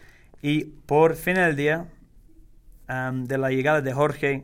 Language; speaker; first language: Spanish; non-native, learner; English